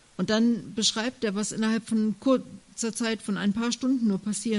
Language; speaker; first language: German; native; German